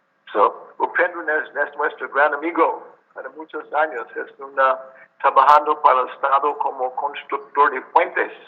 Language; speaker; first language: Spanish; non-native, learner; English